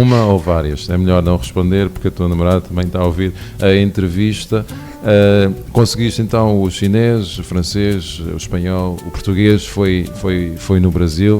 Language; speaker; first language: Portuguese; non-native, local second language; Kabuverdianu